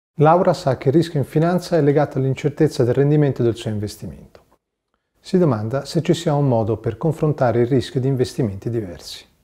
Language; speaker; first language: Italian; native; Italian